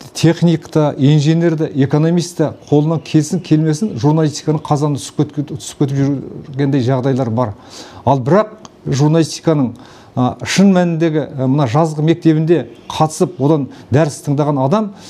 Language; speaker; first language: Kazakh; native; Kazakh